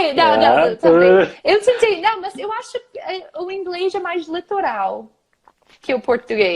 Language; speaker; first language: Portuguese; non-native, fluent; English